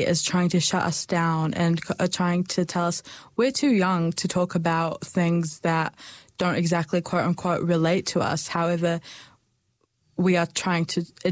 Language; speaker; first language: English; native; English